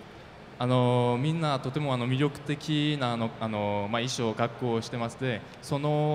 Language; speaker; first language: Japanese; non-native, fluent; French